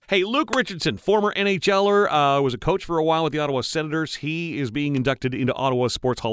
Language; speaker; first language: English; native; English